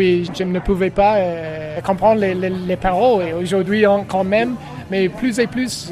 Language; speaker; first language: French; non-native, learner; English